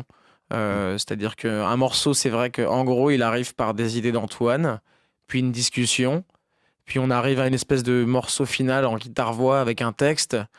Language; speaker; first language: French; native; French